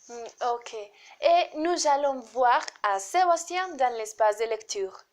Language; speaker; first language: French; non-native, learner; Spanish